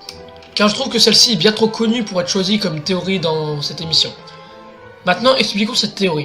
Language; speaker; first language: French; native; French